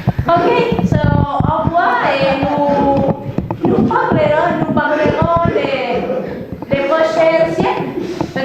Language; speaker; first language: French; non-native, learner; Spanish